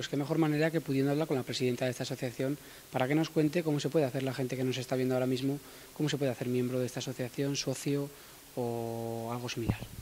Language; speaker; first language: Spanish; native; Spanish